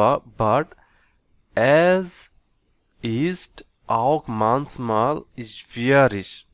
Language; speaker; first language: German; non-native, learner; Bangla